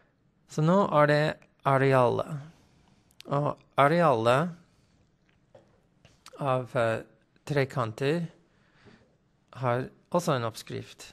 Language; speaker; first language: Norwegian; non-native, fluent; English